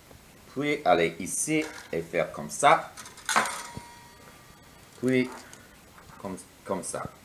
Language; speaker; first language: French; non-native, learner; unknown